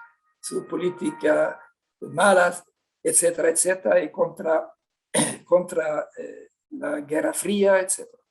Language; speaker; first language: Spanish; non-native, fluent; Swedish